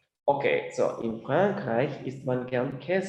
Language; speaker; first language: German; non-native, learner; Spanish